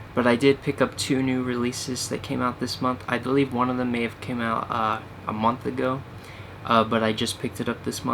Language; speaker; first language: English; native; English